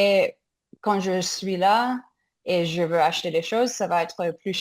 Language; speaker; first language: French; non-native, learner; English